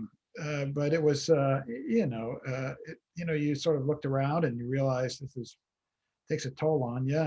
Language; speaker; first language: English; native; English